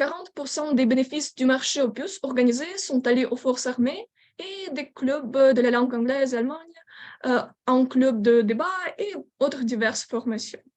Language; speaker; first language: French; non-native, learner; Ukrainian